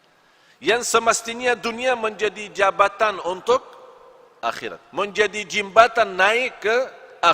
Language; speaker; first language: Indonesian; non-native, fluent; Arabic